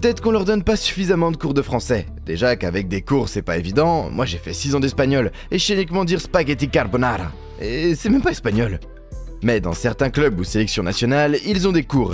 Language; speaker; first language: French; native; French